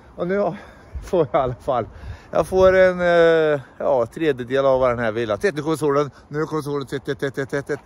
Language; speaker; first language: Swedish; native; Swedish